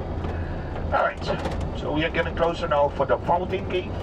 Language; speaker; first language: English; non-native, fluent; Papiamento